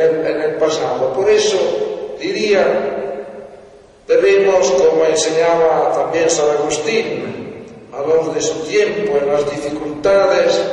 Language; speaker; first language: Spanish; non-native, fluent; Italian